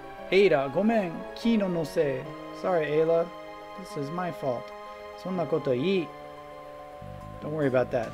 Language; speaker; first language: English; native; English